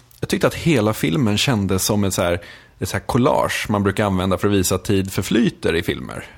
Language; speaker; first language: Swedish; native; Swedish